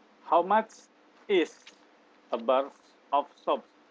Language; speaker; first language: English; non-native, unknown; Indonesian